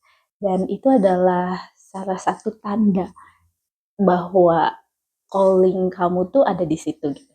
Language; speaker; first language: Indonesian; native; Indonesian